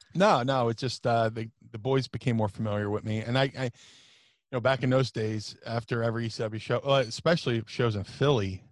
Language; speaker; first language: English; native; English